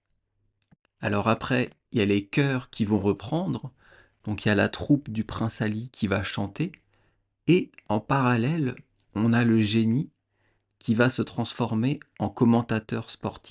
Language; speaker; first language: French; native; French